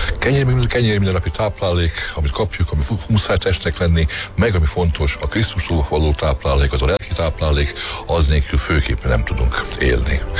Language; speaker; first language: Hungarian; non-native, local second language; Croatian